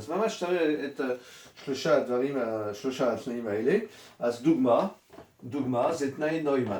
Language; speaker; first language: Hebrew; non-native, fluent; French